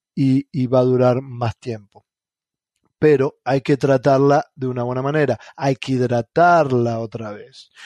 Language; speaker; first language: Spanish; native; Spanish